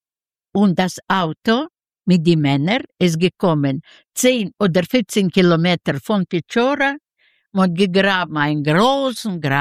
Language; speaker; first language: German; non-native, learner; Yiddish